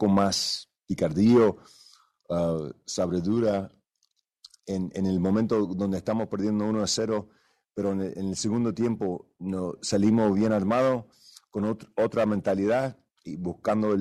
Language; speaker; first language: Spanish; early bilingual, heritage; Spanish